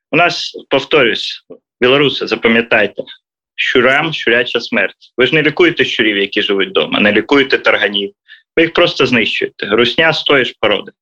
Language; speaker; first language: Ukrainian; native; Ukrainian